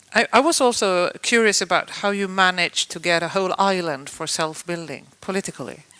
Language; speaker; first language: English; non-native, fluent; Swedish